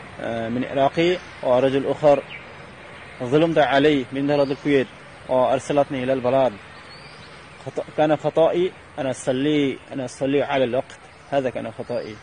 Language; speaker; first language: Arabic; non-native, learner; Bangla